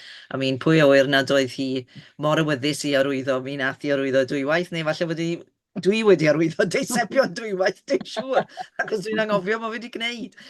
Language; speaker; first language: Welsh; native; Welsh